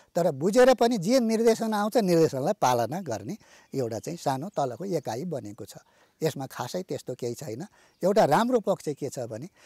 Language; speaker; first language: Nepali; native; Nepali